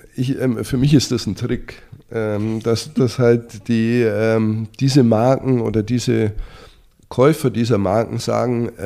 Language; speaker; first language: German; native; German